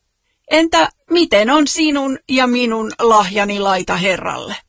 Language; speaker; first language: Finnish; native; Finnish